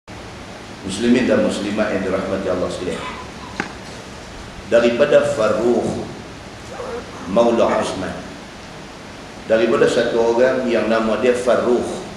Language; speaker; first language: Malay; native; Malay